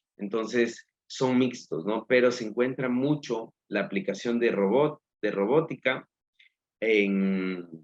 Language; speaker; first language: Spanish; native; Spanish